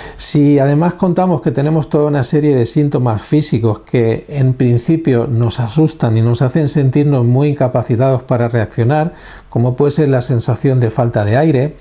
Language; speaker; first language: Spanish; native; Spanish